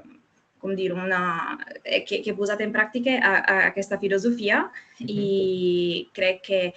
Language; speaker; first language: Catalan; non-native, fluent; Italian